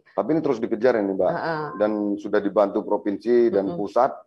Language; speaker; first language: Indonesian; native; Indonesian